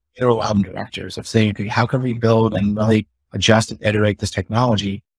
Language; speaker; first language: English; native; English